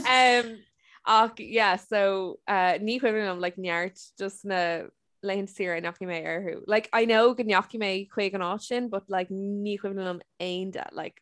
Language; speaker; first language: Irish; non-native, local second language; English